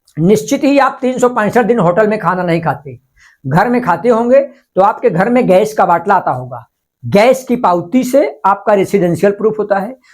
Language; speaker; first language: Hindi; non-native, local second language; Marathi